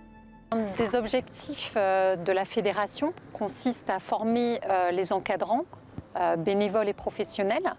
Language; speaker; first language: French; native; French